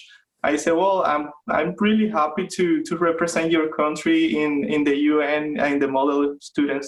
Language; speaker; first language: English; non-native, fluent; Spanish